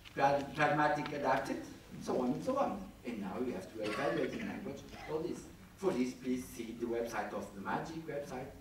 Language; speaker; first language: English; non-native, fluent; Portuguese